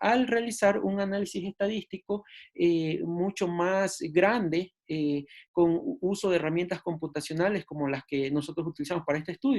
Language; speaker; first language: Spanish; native; Spanish